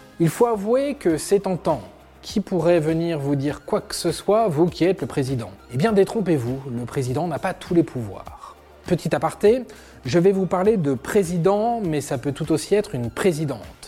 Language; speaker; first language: French; native; French